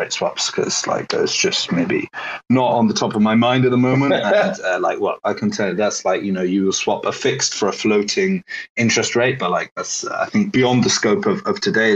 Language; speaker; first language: English; native; English